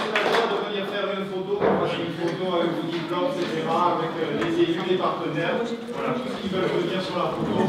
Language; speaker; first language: French; native; French